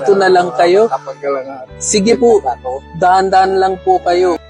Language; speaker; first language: Filipino; non-native, local second language; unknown